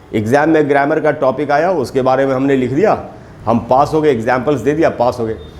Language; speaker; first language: Hindi; native; Hindi